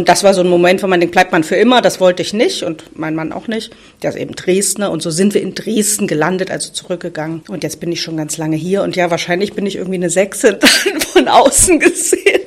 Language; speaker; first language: German; native; German